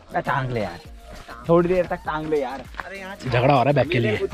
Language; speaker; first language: Hindi; native; Hindi